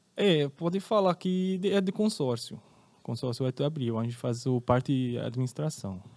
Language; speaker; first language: Portuguese; non-native, fluent; Arabic